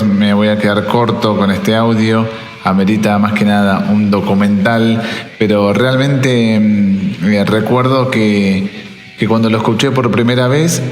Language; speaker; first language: Spanish; native; Spanish